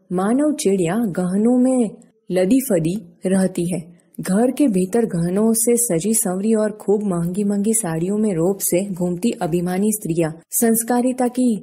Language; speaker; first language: Hindi; non-native, local second language; Gujarati